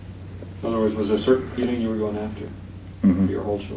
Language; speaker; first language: English; native; English